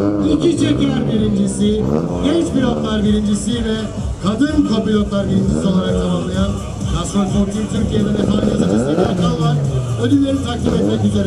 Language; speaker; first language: Turkish; native; Turkish